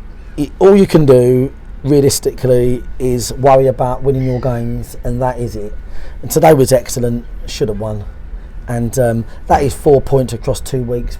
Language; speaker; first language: English; native; English